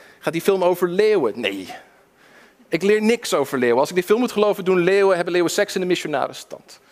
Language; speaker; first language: Dutch; early bilingual, other home language; English